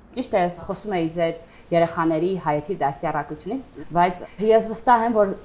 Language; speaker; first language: Armenian; native; Armenian